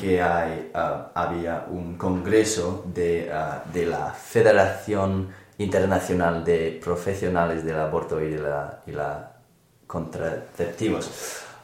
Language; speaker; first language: Spanish; non-native, learner; English